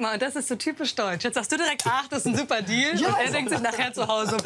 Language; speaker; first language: German; native; German